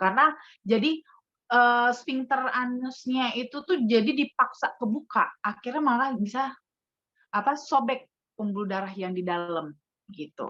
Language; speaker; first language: Indonesian; native; Indonesian